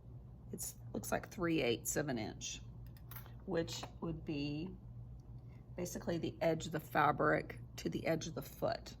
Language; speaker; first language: English; native; English